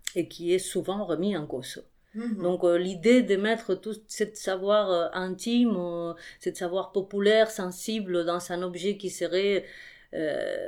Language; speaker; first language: French; non-native, fluent; Spanish